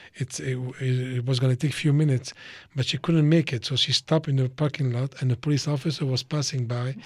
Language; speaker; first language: English; non-native, fluent; French